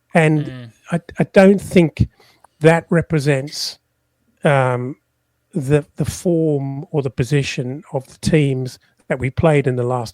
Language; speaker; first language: English; native; English